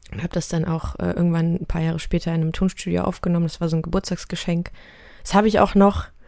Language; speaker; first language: German; early bilingual, other home language; Russian